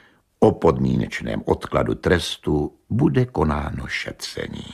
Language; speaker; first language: Czech; native; Czech